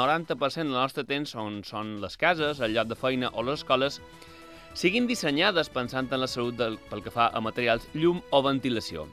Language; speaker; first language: Catalan; native; Catalan